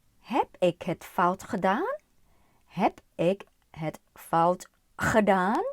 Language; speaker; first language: Dutch; non-native, learner; Thai